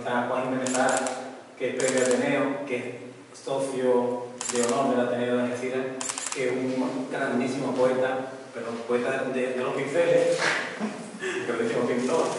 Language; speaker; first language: Spanish; native; Spanish